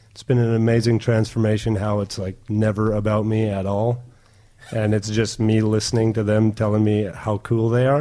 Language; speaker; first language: English; non-native, fluent; German